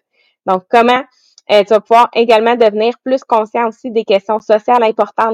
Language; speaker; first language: French; native; French